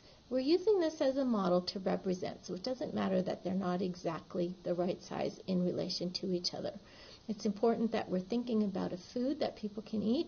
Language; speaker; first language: English; native; English